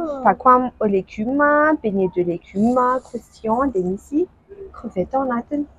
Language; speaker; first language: French; non-native, local second language; Malagasy